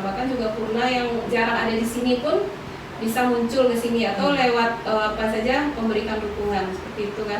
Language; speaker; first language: Indonesian; non-native, local second language; Minangkabau